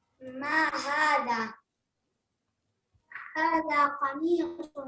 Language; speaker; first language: Arabic; non-native, learner; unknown